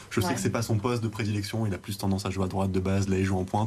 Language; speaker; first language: French; native; French